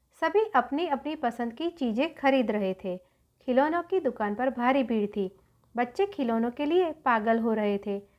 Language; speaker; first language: Hindi; non-native, local second language; Gujarati